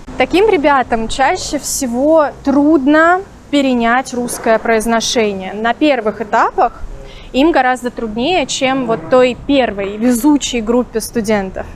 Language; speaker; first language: Russian; native; Russian